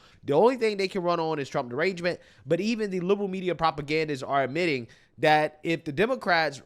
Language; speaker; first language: English; native; English